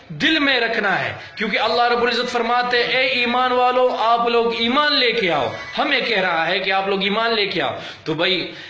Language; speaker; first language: Urdu; non-native, local second language; Pashto